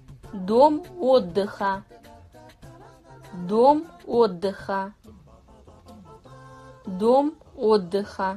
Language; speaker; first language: Russian; non-native, fluent; Kazakh